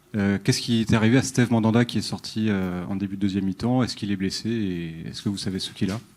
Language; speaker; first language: French; native; French